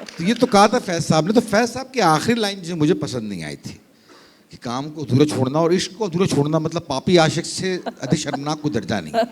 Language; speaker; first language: Hindi; native; Hindi